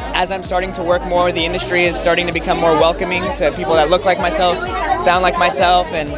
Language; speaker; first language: English; native; English